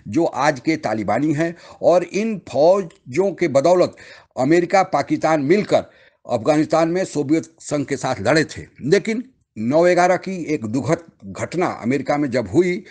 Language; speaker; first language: Hindi; native; Hindi